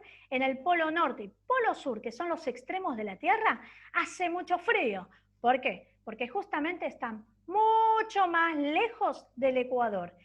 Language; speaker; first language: Spanish; native; Spanish